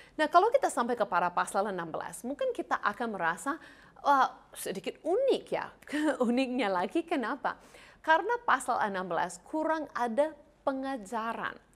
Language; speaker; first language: Indonesian; non-native, fluent; English